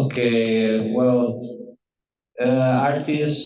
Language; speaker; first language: English; non-native, learner; Spanish